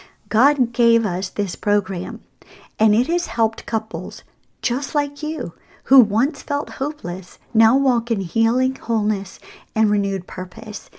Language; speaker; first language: English; native; English